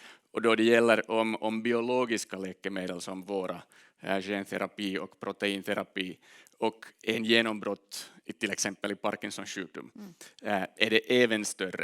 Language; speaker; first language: Swedish; non-native, local second language; Finnish